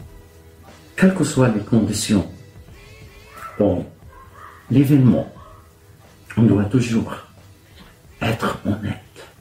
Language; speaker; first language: French; non-native, fluent; Arabic